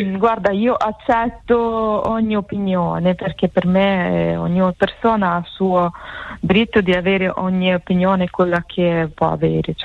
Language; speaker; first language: Italian; non-native, fluent; Ukrainian